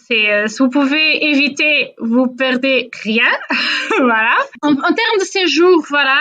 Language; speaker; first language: French; non-native, fluent; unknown